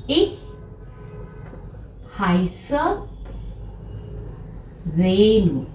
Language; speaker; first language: German; non-native, fluent; Hindi